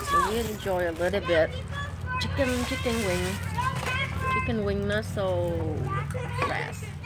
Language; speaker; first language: English; non-native, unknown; Vietnamese